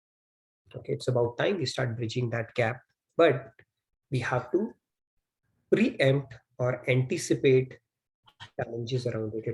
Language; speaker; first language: English; non-native, local second language; Hindi